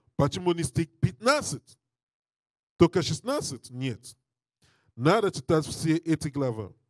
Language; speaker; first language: Russian; non-native, learner; English